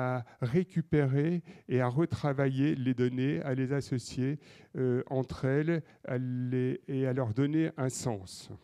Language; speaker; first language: French; native; French